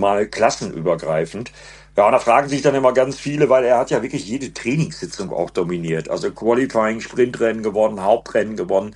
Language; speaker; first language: German; native; German